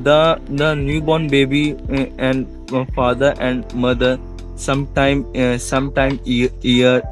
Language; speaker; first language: English; non-native, learner; Hindi